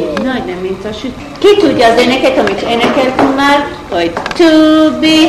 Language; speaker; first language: Hungarian; non-native, learner; Hebrew